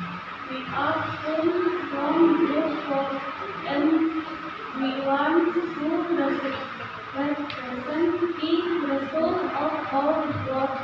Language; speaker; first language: English; non-native, learner; Indonesian